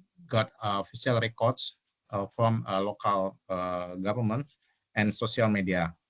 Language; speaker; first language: English; non-native, local second language; Indonesian